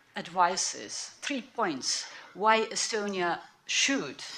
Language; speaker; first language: English; non-native, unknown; Estonian